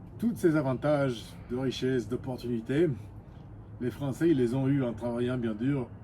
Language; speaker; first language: French; non-native, fluent; Spanish